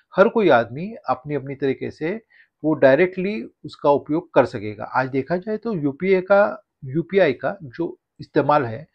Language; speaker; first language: Hindi; non-native, local second language; Marathi